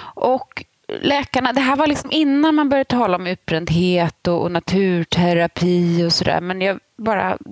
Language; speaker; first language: Swedish; native; Swedish